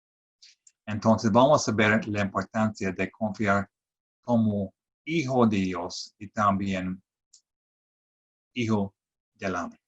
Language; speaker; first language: Spanish; non-native, fluent; English